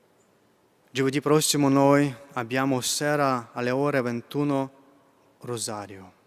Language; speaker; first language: Italian; non-native, fluent; Ukrainian